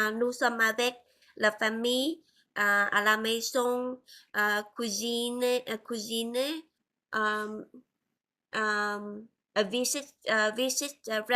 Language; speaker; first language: French; non-native, learner; Vietnamese